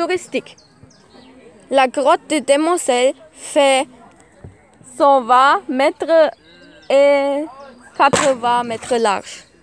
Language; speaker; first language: French; non-native, learner; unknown